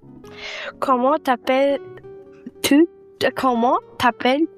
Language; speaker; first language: French; non-native, learner; Uzbek